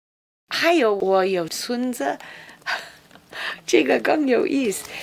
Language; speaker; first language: Chinese; non-native, fluent; English